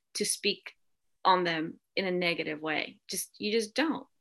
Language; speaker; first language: English; early bilingual, other home language; Spanish